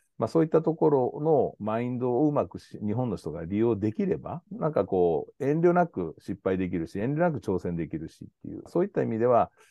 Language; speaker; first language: Japanese; native; Japanese